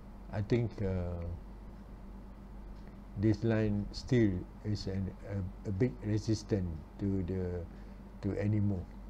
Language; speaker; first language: English; non-native, local second language; Malay